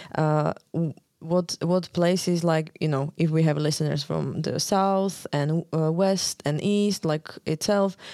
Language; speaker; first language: English; non-native, fluent; Slovak